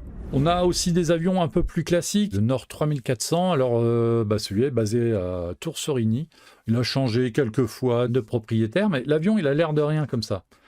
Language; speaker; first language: French; native; French